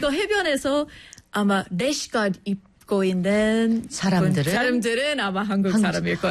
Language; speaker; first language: Korean; non-native, fluent; English